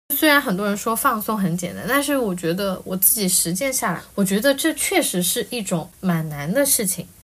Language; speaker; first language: Chinese; native; Chinese